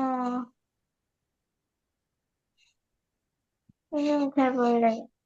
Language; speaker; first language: Korean; early bilingual, heritage; Korean